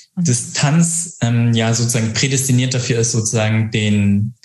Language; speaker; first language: German; native; German